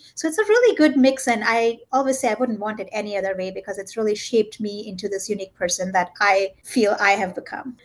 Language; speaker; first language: English; early bilingual, heritage; German